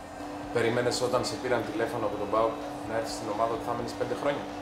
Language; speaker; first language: Greek; native; Greek